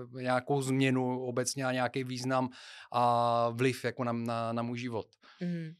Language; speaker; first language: Czech; non-native, fluent; Bulgarian